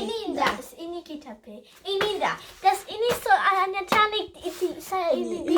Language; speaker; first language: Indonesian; early bilingual, heritage; Indonesian